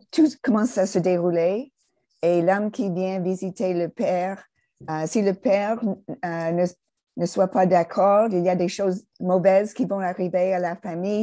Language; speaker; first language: French; non-native, fluent; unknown